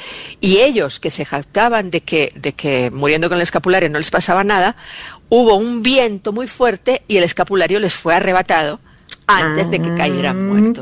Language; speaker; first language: Spanish; native; Spanish